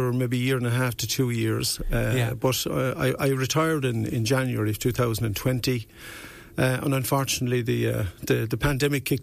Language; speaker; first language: English; native; English